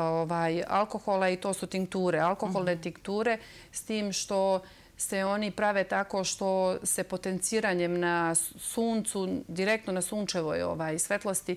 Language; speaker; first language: Serbian; native; Serbian